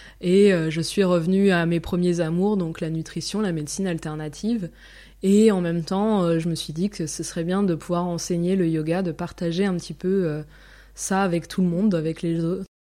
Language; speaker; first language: French; native; French